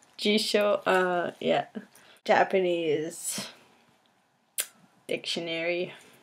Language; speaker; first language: English; native; English